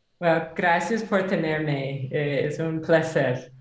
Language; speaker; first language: Spanish; non-native, learner; English